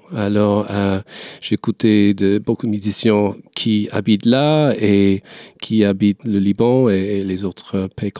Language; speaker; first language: French; non-native, learner; English